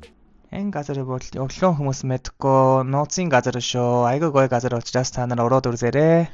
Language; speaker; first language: Mongolian; non-native, learner; Japanese